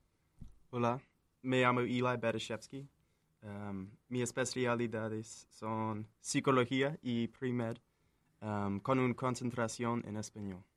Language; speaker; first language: Spanish; non-native, learner; English